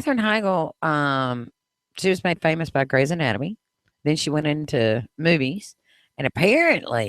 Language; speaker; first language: English; native; English